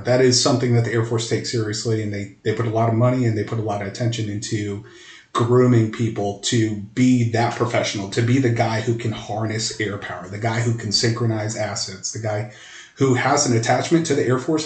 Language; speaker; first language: English; native; English